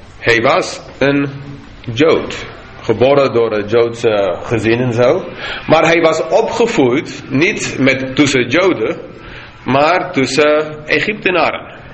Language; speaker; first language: Dutch; non-native, fluent; English